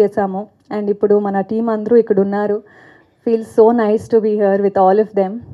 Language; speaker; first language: Telugu; non-native, fluent; Kannada